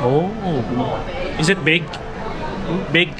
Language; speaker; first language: English; non-native, local second language; Filipino